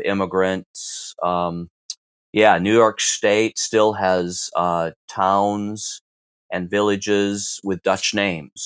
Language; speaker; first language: English; native; English